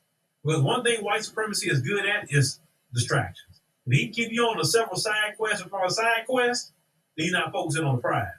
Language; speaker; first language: English; native; English